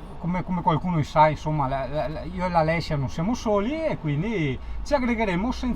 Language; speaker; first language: Italian; native; Italian